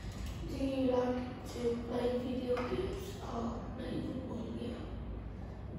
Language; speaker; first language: English; non-native, learner; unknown